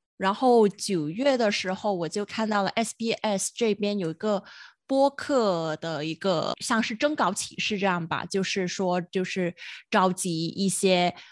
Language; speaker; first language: Chinese; non-native, local second language; Cantonese